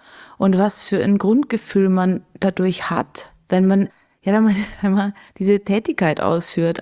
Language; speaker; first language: German; native; German